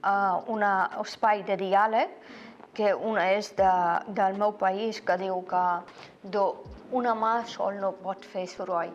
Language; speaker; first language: Catalan; non-native, fluent; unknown